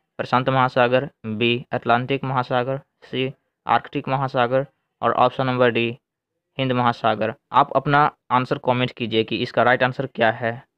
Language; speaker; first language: Hindi; native; Hindi